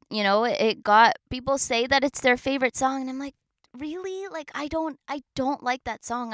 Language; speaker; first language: English; native; English